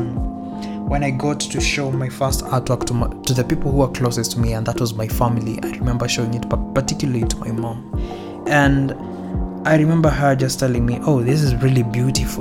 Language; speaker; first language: English; non-native, local second language; Swahili